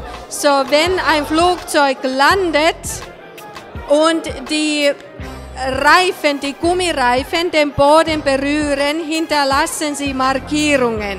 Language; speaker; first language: German; non-native, fluent; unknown